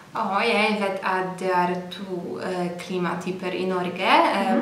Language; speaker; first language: Norwegian; non-native, fluent; Polish